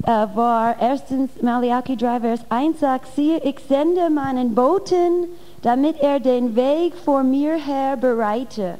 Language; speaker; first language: German; non-native, fluent; English